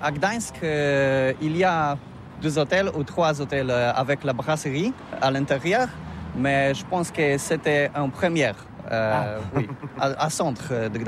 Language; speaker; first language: French; non-native, learner; Polish